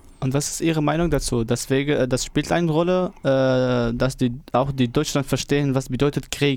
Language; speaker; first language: German; non-native, learner; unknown